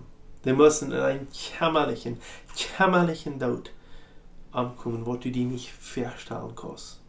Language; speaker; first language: German; non-native, learner; Plautdietsch